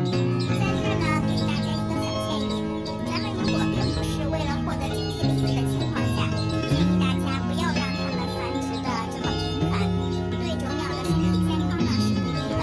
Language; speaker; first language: Chinese; native; Chinese